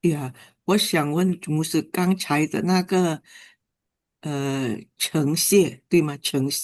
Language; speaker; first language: Chinese; non-native, fluent; Indonesian